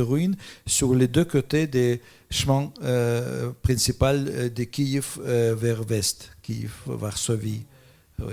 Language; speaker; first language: French; non-native, fluent; Russian